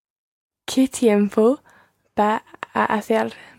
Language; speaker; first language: Spanish; non-native, learner; English